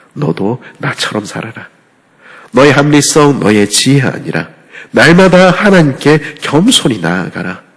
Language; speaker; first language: Korean; native; Korean